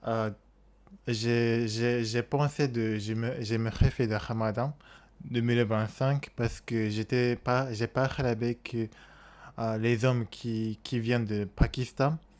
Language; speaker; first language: French; non-native, learner; Japanese